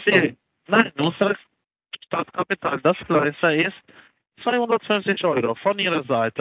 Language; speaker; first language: German; non-native, learner; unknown